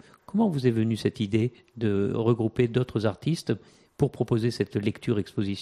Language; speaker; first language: French; native; French